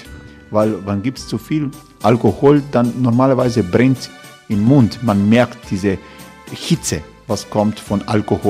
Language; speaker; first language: German; non-native, learner; Croatian